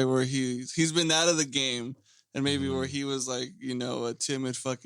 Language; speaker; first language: English; native; English